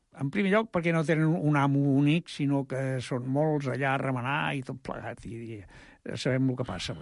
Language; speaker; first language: Catalan; native; Catalan